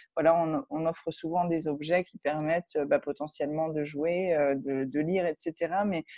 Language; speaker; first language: French; native; French